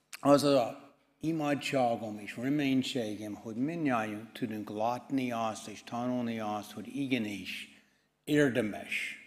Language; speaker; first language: Hungarian; non-native, fluent; English